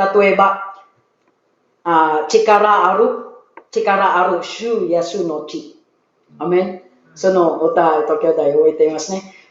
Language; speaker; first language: Japanese; non-native, learner; Filipino